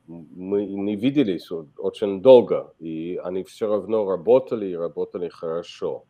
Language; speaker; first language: Russian; non-native, fluent; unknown